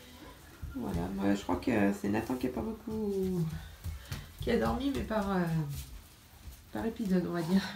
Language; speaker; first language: French; native; French